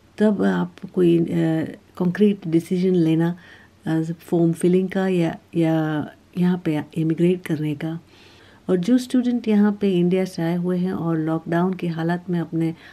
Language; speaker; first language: Hindi; native; Hindi